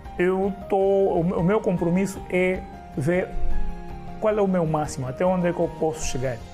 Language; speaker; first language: Portuguese; native; Portuguese